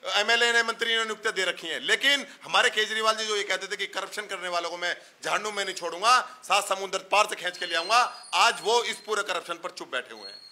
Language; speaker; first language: Hindi; native; Hindi